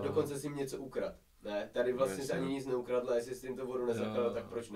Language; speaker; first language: Czech; native; Czech